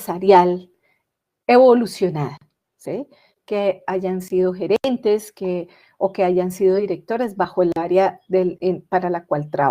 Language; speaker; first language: Spanish; native; Spanish